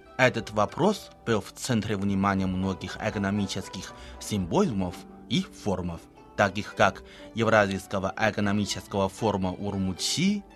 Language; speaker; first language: Russian; non-native, fluent; Chinese